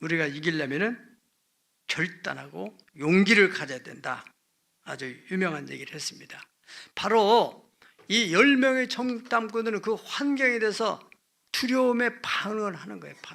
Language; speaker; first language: Korean; native; Korean